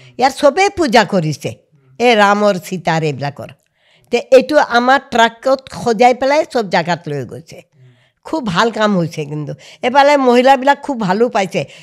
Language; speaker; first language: Assamese; non-native, local second language; Hindi